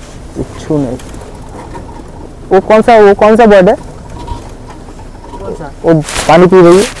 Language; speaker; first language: Hindi; non-native, local second language; Bangla